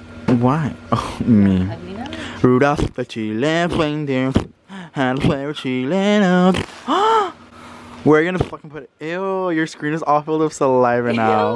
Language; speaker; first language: English; early bilingual, other home language; Spanish